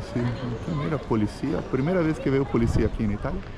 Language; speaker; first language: Spanish; non-native, fluent; Portuguese